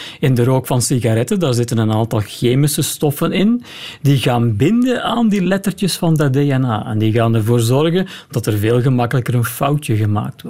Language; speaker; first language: Dutch; native; Dutch